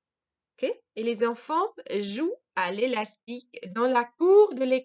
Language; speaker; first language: French; non-native, fluent; German